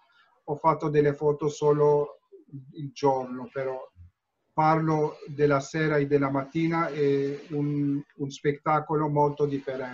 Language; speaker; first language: Italian; non-native, fluent; Turkish